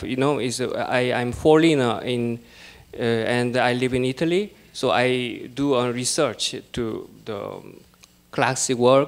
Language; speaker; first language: English; non-native, learner; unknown